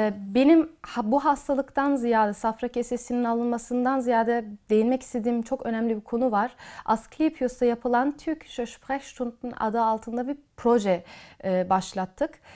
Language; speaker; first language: Turkish; early bilingual, heritage; Turkish